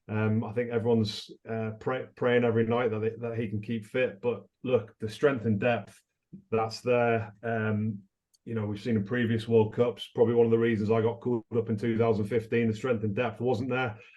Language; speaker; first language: English; native; English